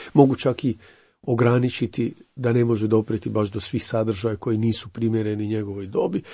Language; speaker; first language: Croatian; native; Croatian